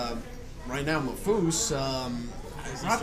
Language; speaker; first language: English; native; English